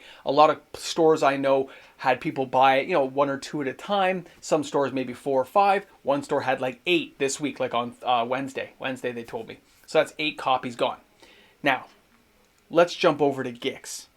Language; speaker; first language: English; native; English